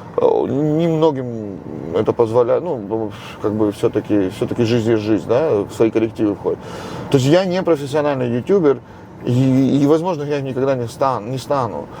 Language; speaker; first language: Russian; non-native, local second language; Georgian